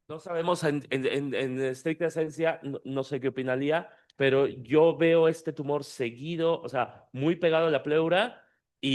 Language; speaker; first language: Spanish; native; Spanish